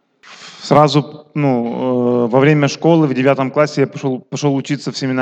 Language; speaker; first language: Russian; non-native, local second language; Ukrainian